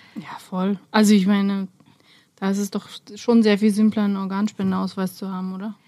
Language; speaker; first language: German; early bilingual, other home language; Romanian